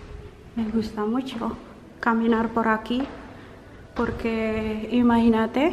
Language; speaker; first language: Spanish; non-native, learner; Indonesian